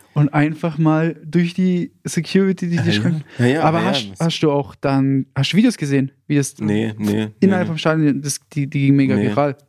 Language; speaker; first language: German; native; German